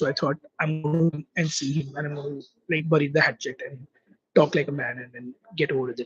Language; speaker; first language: English; non-native, local second language; Hindi